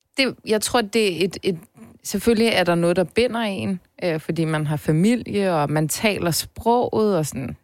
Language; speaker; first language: Danish; early bilingual, other home language; Turkish